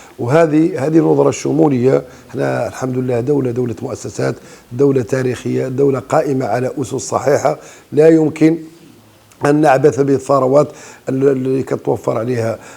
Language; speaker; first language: Arabic; native; Arabic